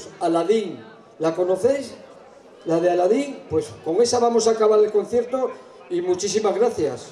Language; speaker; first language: Spanish; native; Spanish